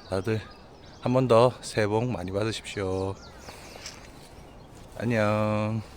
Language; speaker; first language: Korean; native; Korean